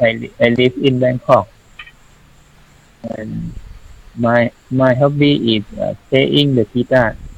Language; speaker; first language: English; non-native, learner; Thai